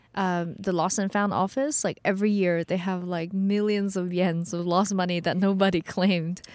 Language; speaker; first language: English; early bilingual, other home language; Chinese